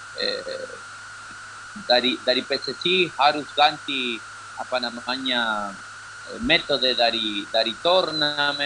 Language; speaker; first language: Indonesian; non-native, learner; Spanish